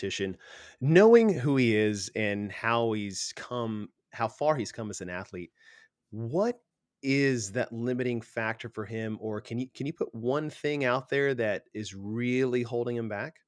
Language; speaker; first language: English; native; English